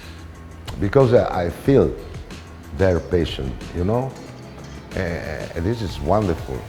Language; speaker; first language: English; non-native, fluent; Italian